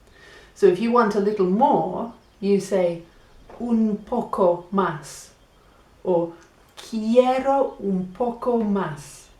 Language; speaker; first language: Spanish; non-native, fluent; English